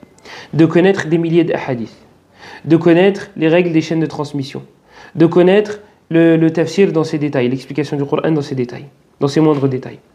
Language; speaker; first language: French; native; French